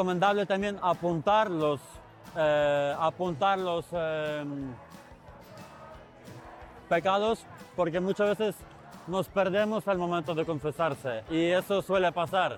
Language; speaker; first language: Spanish; non-native, fluent; Ukrainian